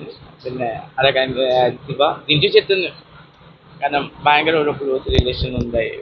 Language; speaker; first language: Malayalam; non-native, learner; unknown